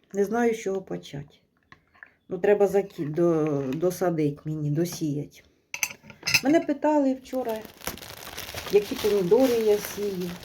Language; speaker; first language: Ukrainian; native; Ukrainian